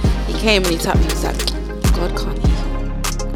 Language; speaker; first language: English; native; English